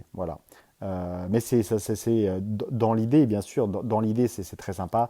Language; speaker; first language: French; native; French